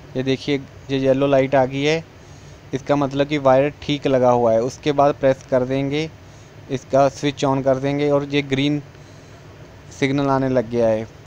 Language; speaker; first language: Hindi; non-native, local second language; Punjabi